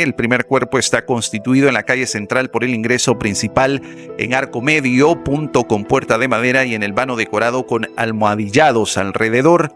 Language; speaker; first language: Spanish; native; Spanish